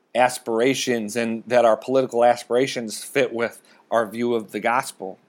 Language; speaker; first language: English; native; English